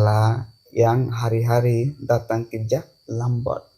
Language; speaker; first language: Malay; non-native, fluent; Bangla